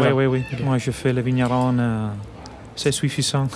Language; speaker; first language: French; non-native, learner; Italian